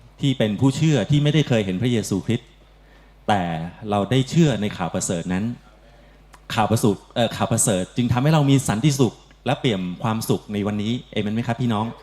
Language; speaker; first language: Thai; native; Thai